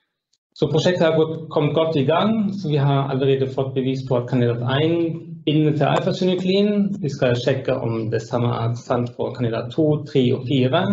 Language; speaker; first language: Norwegian; non-native, fluent; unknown